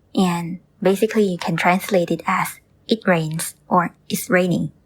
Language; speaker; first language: English; non-native, fluent; Thai